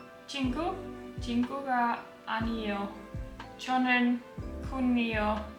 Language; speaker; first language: Korean; non-native, learner; Icelandic